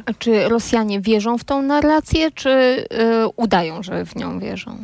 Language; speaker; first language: Polish; native; Polish